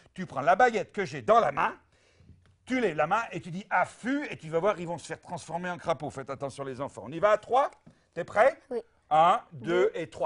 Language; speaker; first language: French; native; French